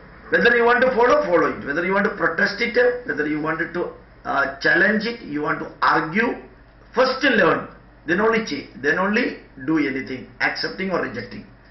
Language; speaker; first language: English; non-native, local second language; Malayalam